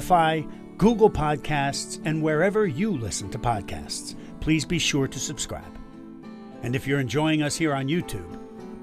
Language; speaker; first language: English; native; English